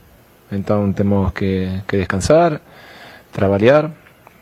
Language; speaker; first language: Portuguese; non-native, fluent; Spanish